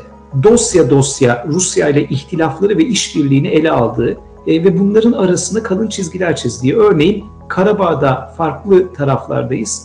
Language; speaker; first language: Turkish; native; Turkish